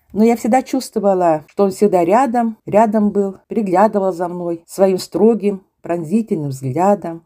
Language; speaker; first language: Russian; non-native, local second language; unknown